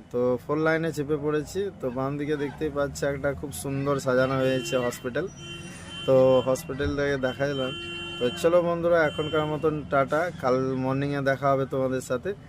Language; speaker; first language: Bangla; non-native, local second language; Santali